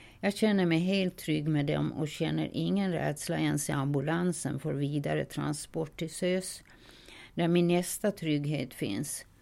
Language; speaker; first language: Swedish; native; Swedish